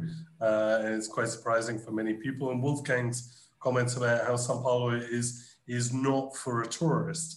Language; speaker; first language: English; native; English